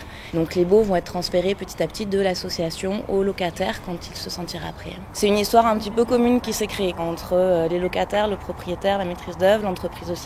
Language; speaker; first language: French; native; French